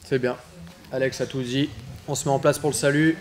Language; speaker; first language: French; native; French